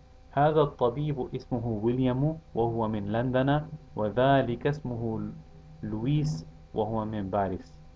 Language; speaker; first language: Arabic; non-native, fluent; Urdu